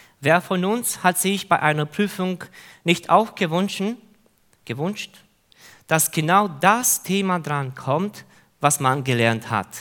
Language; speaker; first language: German; non-native, fluent; Hungarian